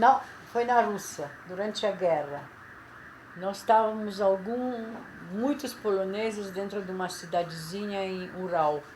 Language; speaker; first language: Portuguese; non-native, fluent; Polish